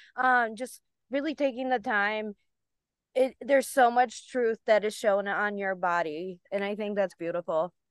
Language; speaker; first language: English; early bilingual, other home language; Bulgarian